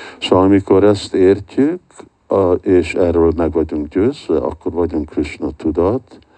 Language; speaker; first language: Hungarian; early bilingual, heritage; Hungarian